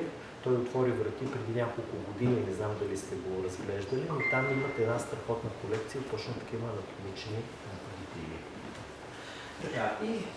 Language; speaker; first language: Bulgarian; native; Bulgarian